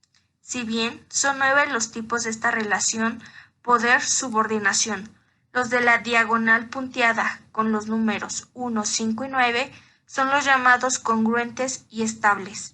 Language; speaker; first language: Spanish; native; Spanish